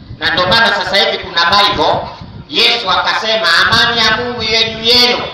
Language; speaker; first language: Swahili; native; Swahili